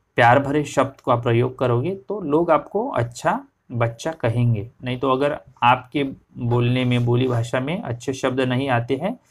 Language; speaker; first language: Hindi; non-native, local second language; Marathi